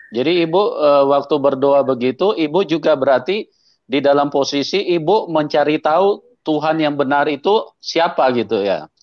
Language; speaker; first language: Indonesian; native; Indonesian